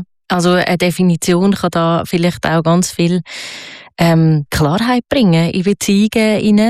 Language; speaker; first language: German; native; German